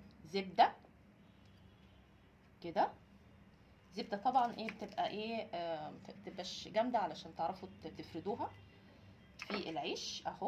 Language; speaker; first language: Arabic; native; Arabic